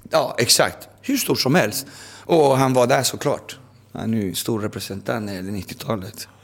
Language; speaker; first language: Swedish; early bilingual, other home language; Spanish